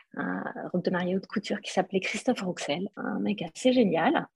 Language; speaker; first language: French; non-native, local second language; Arabic